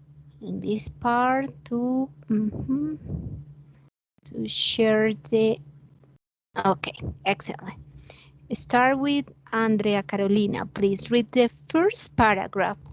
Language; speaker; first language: English; non-native, learner; Spanish